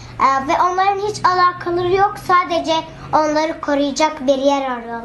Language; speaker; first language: Turkish; non-native, fluent; Arabic